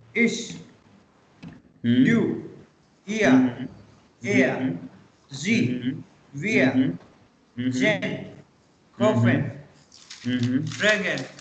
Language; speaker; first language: German; non-native, learner; Hindi